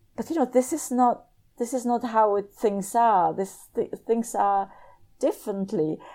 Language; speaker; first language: English; non-native, fluent; Czech